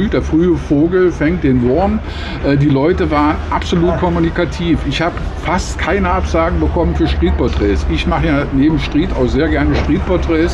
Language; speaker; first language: German; native; German